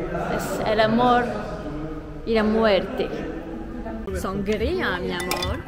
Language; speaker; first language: Spanish; non-native, learner; French